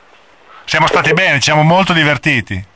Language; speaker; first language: Italian; native; Italian